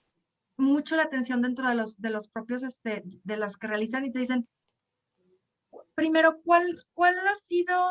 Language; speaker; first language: Spanish; native; Spanish